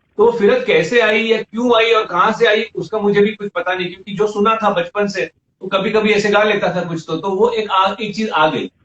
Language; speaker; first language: Hindi; native; Hindi